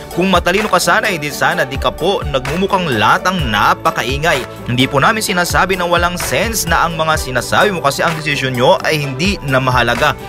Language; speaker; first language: Filipino; native; Filipino